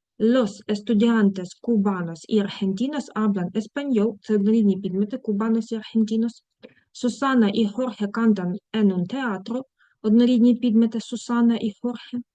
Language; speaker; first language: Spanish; non-native, fluent; Ukrainian